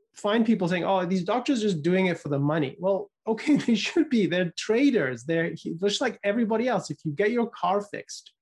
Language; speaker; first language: English; native; English